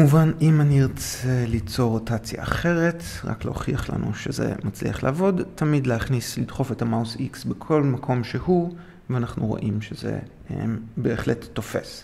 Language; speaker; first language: Hebrew; native; Hebrew